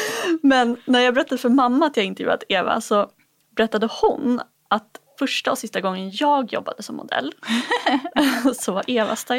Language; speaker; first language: Swedish; native; Swedish